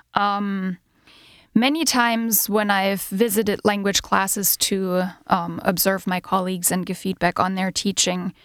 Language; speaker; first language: English; non-native, fluent; German